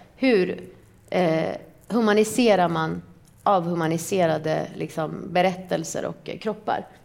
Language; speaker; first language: Swedish; early bilingual, other home language; Persian